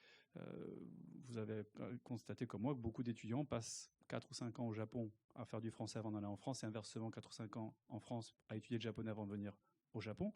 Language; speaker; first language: French; native; French